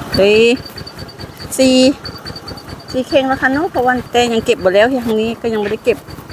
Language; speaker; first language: Thai; native; Thai